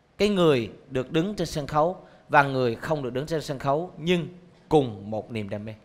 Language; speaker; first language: Vietnamese; native; Vietnamese